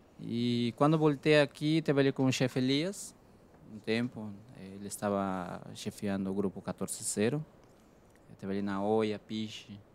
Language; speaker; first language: Portuguese; non-native, fluent; Spanish